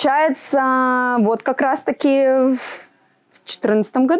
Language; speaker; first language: Russian; native; Russian